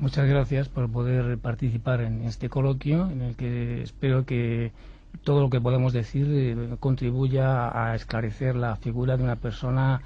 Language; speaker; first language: Spanish; native; Spanish